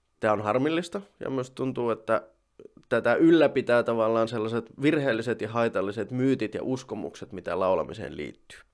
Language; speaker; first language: Finnish; native; Finnish